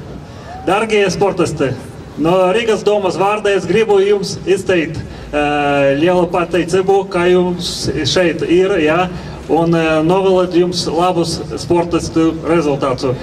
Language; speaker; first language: Latvian; non-native, local second language; Russian